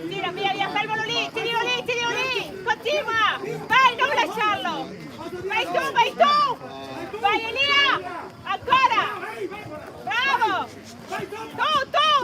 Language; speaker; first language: Italian; native; Italian